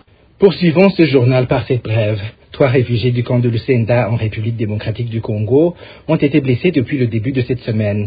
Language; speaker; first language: French; non-native, local second language; Rundi